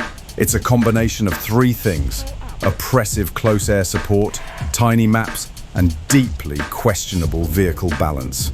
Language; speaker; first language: English; native; English